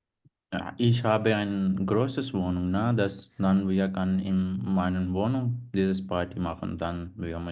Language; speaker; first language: German; non-native, learner; Punjabi